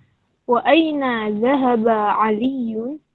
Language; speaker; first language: Arabic; non-native, learner; Indonesian